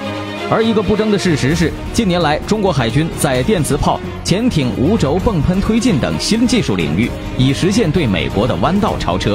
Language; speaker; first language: Chinese; native; Chinese